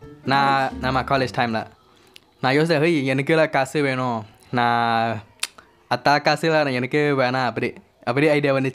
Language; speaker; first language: Tamil; non-native, learner; Thai